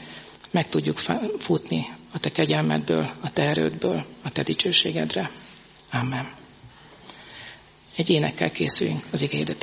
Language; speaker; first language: Hungarian; native; Hungarian